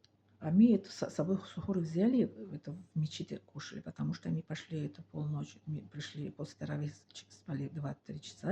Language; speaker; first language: Russian; non-native, learner; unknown